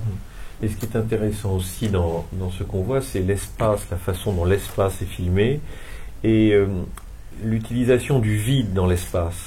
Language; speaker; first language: French; native; French